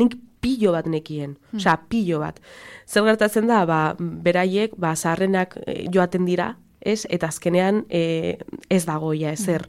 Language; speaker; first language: Basque; non-native, local second language; Spanish